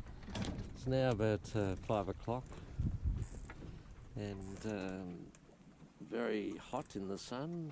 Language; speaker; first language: English; native; English